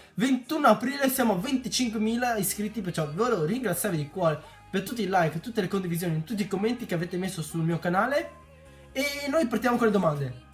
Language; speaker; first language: Italian; early bilingual, other home language; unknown